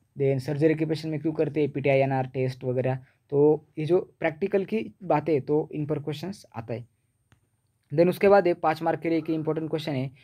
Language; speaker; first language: Hindi; non-native, local second language; Marathi